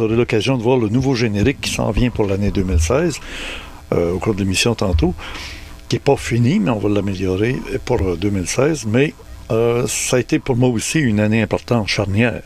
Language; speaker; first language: French; native; French